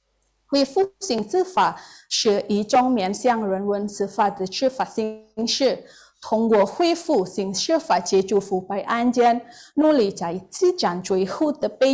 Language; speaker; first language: Chinese; non-native, learner; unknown